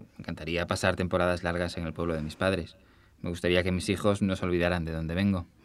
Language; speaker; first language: Spanish; native; Spanish